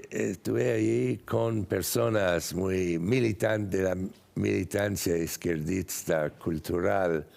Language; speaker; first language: Spanish; non-native, fluent; English